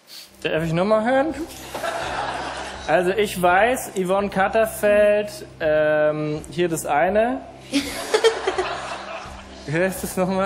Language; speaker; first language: German; native; German